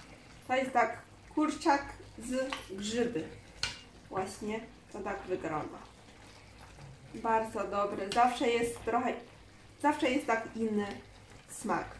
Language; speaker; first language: Polish; non-native, learner; Chinese